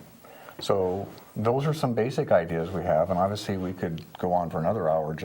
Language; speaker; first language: English; native; English